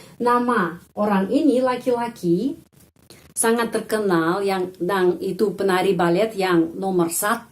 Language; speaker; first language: Indonesian; non-native, fluent; Russian